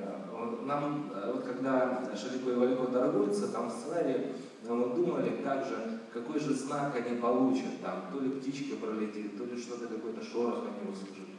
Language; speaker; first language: Russian; native; Russian